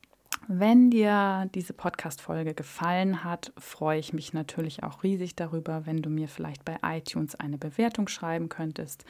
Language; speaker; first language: German; native; German